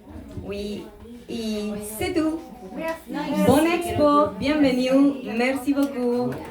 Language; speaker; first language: French; non-native, learner; Spanish